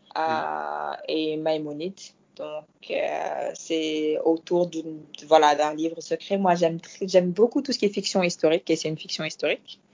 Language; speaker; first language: French; non-native, local second language; Fula